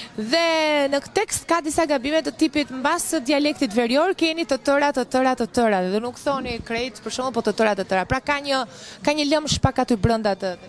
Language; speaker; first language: Albanian; native; Albanian